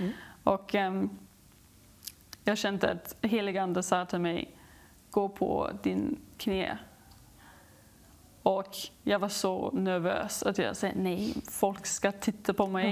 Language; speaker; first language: Swedish; non-native, learner; English